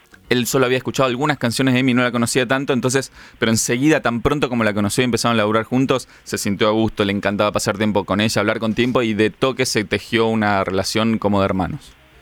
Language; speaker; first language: Spanish; native; Spanish